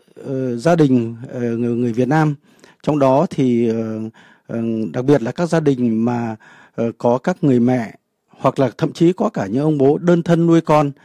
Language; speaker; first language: Vietnamese; native; Vietnamese